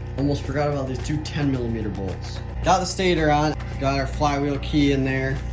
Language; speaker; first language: English; native; English